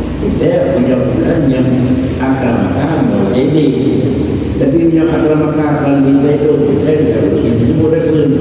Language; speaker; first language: Malay; non-native, local second language; Achinese